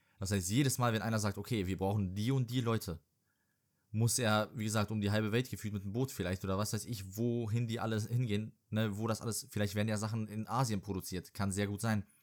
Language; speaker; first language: German; early bilingual, other home language; Serbian